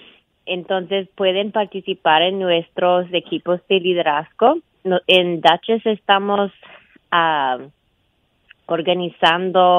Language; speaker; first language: Spanish; non-native, fluent; English